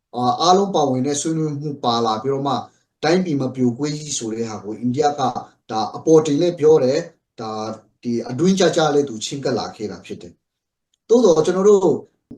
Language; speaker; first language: Burmese; non-native, local second language; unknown